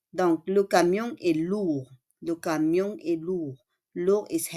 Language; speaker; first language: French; non-native, fluent; Filipino